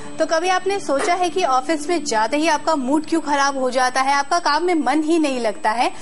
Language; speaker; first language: Hindi; native; Hindi